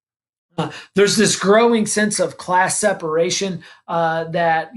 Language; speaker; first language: English; native; English